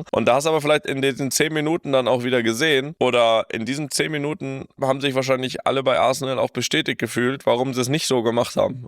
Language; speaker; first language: German; native; German